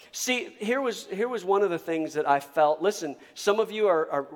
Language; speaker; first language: English; native; English